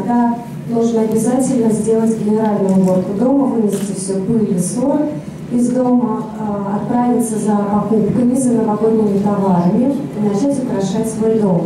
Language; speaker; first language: Russian; non-native, fluent; Chinese